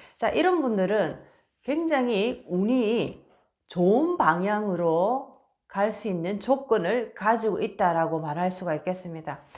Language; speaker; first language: Korean; native; Korean